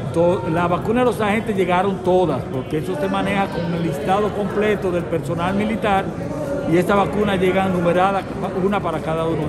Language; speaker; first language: Spanish; native; Spanish